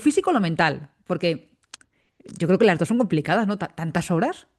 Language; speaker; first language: Spanish; native; Spanish